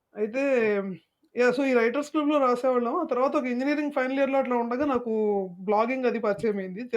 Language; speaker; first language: Telugu; native; Telugu